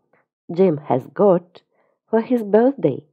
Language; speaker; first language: English; non-native, fluent; Russian